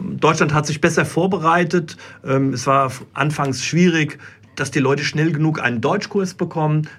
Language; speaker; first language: German; native; German